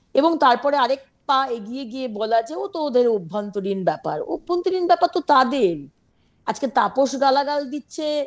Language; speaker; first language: Bangla; native; Bangla